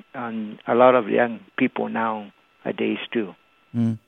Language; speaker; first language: English; non-native, fluent; Cree